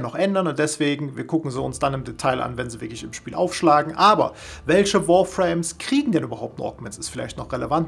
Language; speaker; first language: German; native; German